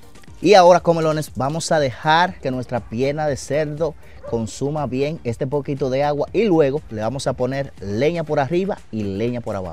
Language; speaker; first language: Spanish; native; Spanish